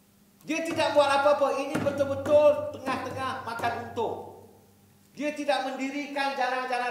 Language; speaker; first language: Malay; native; Malay